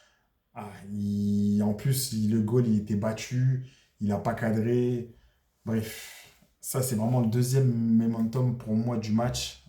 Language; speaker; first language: French; native; French